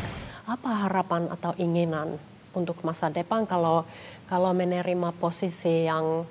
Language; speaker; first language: Indonesian; non-native, fluent; Finnish